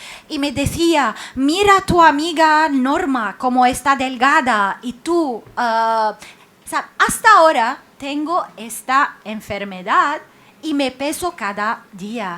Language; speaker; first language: Spanish; non-native, fluent; Arabic